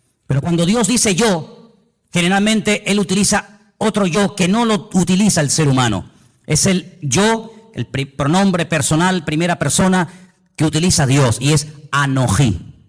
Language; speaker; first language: Spanish; native; Spanish